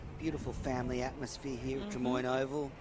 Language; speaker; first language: English; native; English